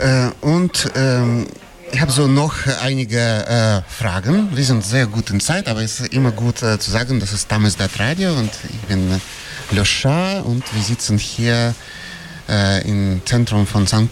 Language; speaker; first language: German; non-native, fluent; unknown